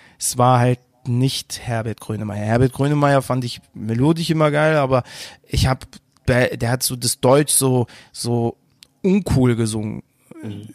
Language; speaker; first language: German; early bilingual, other home language; Turkish